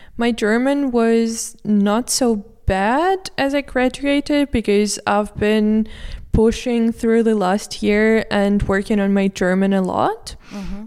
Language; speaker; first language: English; non-native, fluent; Russian